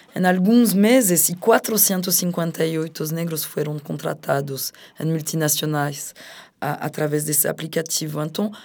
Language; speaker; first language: Portuguese; non-native, fluent; French